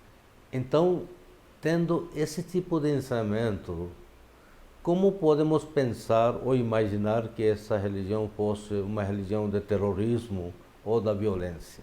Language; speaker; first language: Portuguese; non-native, fluent; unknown